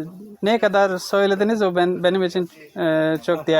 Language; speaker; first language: Turkish; non-native, fluent; Urdu